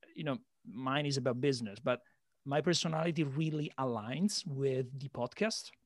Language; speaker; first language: English; non-native, fluent; Italian